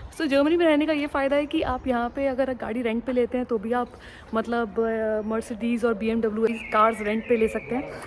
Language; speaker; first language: Hindi; native; Hindi